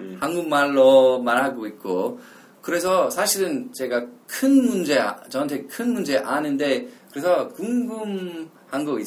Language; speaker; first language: Korean; non-native, learner; English